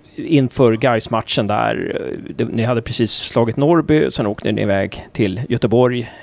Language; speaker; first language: Swedish; native; Swedish